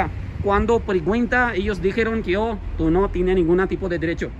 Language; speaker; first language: Spanish; non-native, learner; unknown